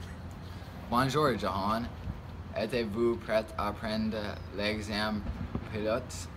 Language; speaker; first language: French; non-native, learner; English